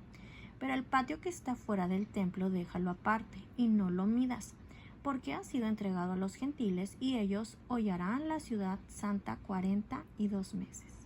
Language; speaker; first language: Spanish; native; Spanish